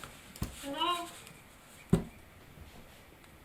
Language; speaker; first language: English; non-native, learner; Russian